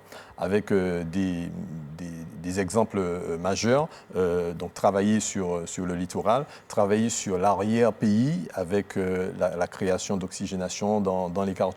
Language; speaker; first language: French; native; French